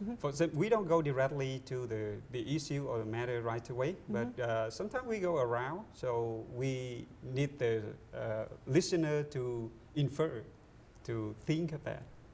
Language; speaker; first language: English; non-native, learner; Vietnamese